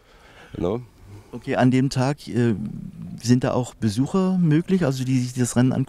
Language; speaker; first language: German; native; German